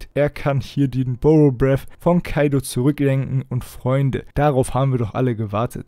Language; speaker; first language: German; native; German